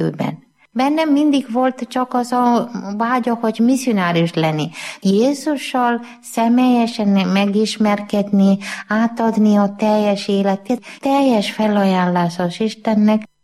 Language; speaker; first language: Hungarian; non-native, learner; Malayalam